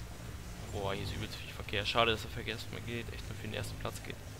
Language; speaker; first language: German; native; German